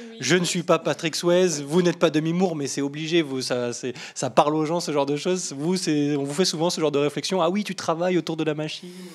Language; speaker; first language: French; native; French